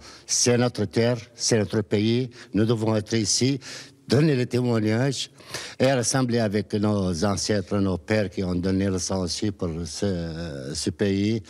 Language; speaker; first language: French; non-native, learner; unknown